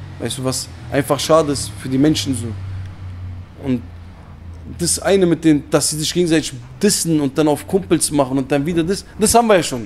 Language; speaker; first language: German; early bilingual, other home language; Turkish